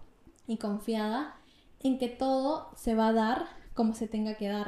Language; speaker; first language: Spanish; native; Spanish